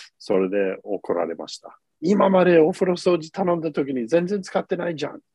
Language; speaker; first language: Japanese; non-native, fluent; English